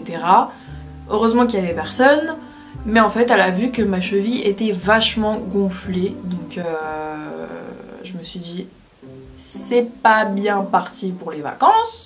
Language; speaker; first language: French; native; French